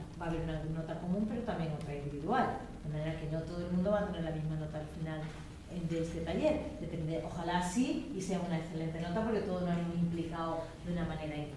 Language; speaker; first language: Spanish; native; Spanish